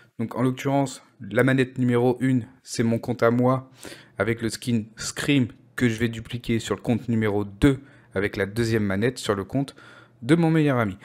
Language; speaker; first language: French; native; French